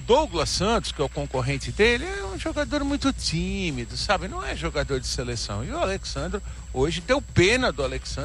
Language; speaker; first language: Portuguese; native; Portuguese